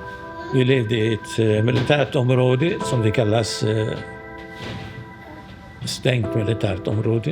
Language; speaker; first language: Swedish; non-native, local second language; Arabic